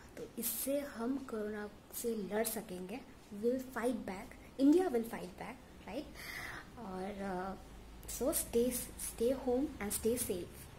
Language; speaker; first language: Hindi; non-native, local second language; Assamese